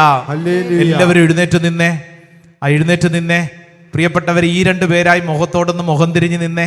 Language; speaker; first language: Malayalam; native; Malayalam